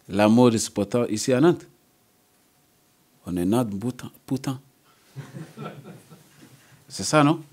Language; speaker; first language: French; non-native, learner; English